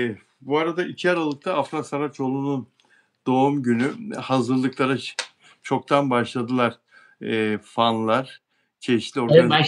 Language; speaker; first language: Turkish; native; Turkish